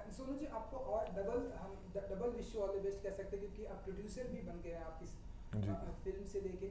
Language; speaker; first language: Hindi; native; Hindi